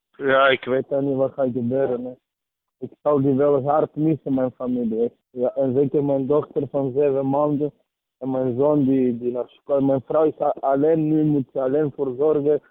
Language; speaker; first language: Dutch; early bilingual, other home language; Serbian